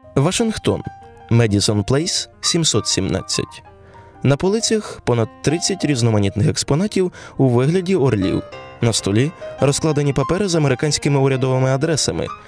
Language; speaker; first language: Ukrainian; native; Ukrainian